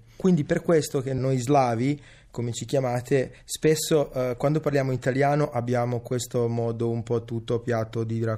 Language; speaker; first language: Italian; early bilingual, other home language; Serbian